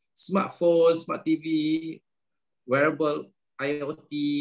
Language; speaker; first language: English; non-native, local second language; Malay